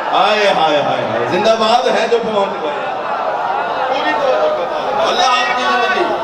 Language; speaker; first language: Urdu; non-native, local second language; Saraiki